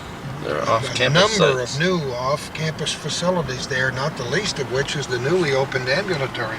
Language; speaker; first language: English; native; English